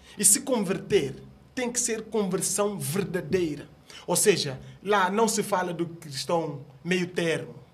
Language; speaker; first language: Portuguese; non-native, local second language; Upper Guinea Crioulo